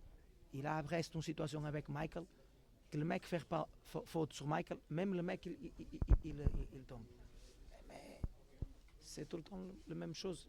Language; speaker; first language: French; non-native, learner; Portuguese